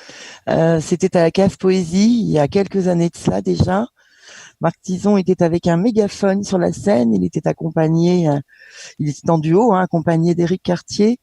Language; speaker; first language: French; native; French